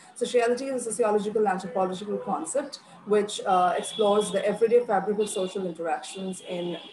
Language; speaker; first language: English; non-native, local second language; Bangla